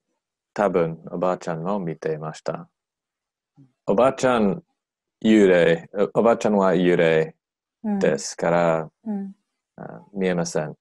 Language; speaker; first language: Japanese; non-native, learner; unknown